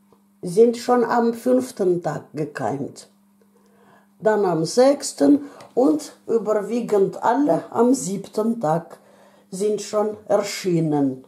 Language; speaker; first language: German; non-native, fluent; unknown